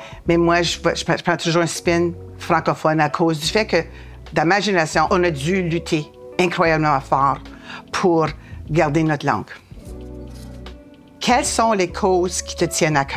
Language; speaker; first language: French; native; French